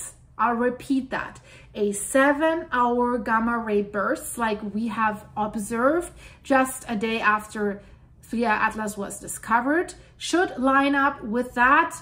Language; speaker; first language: English; non-native, fluent; German